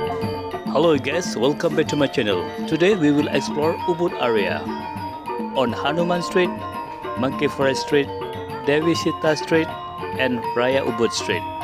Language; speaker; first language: English; non-native, learner; Indonesian